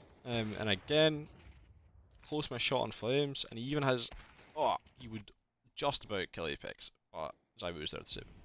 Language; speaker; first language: English; native; English